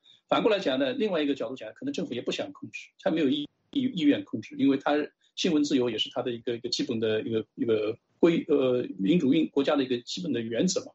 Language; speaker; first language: Chinese; native; Chinese